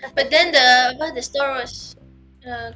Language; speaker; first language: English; non-native, learner; Javanese